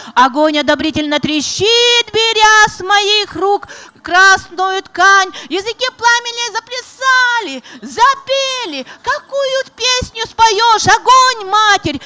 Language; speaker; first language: Russian; non-native, local second language; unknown